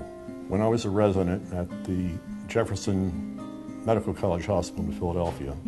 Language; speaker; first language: English; native; English